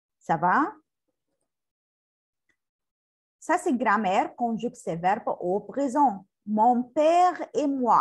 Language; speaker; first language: French; non-native, learner; Arabic